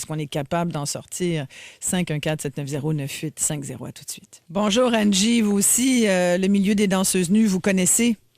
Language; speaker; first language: French; native; French